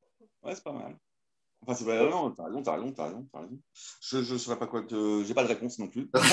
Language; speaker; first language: French; native; French